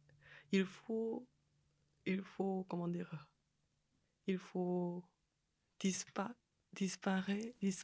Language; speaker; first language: French; non-native, fluent; Korean